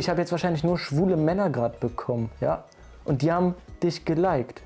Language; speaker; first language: German; native; German